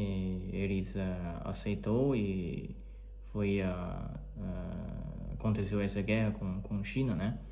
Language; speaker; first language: Portuguese; non-native, learner; Chinese